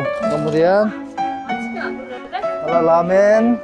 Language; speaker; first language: Indonesian; non-native, fluent; Korean